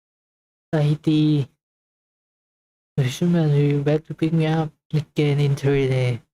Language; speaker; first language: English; non-native, learner; Thai